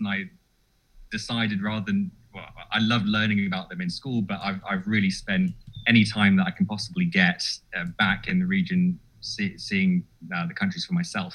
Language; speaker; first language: English; native; English